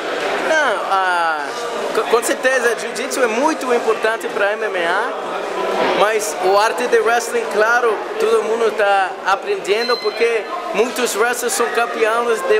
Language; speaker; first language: Portuguese; non-native, learner; English